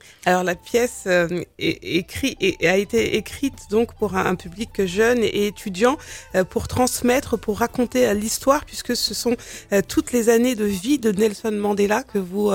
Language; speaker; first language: French; native; French